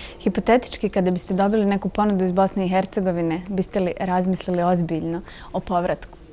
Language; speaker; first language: Bosnian; native; Bosnian